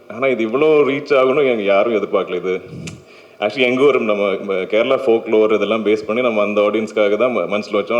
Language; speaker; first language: Tamil; non-native, local second language; Malayalam